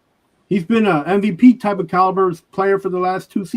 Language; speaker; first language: English; native; English